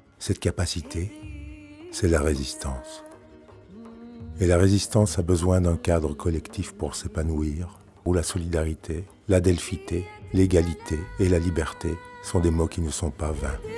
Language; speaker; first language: French; native; French